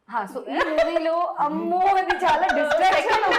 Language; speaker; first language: Telugu; non-native, fluent; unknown